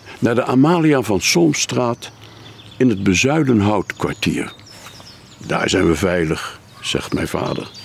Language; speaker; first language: Dutch; native; Dutch